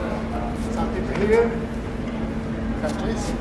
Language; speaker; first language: English; non-native, learner; Spanish